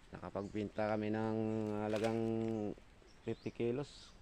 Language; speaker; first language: Filipino; native; Filipino